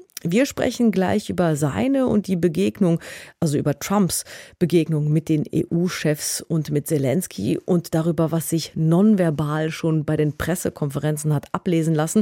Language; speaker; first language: German; native; German